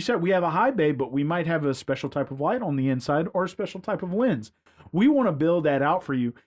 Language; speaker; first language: English; native; English